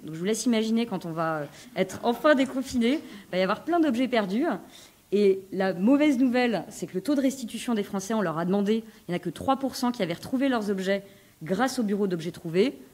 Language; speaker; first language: French; native; French